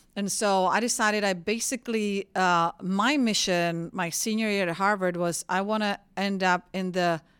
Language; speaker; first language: English; non-native, fluent; Czech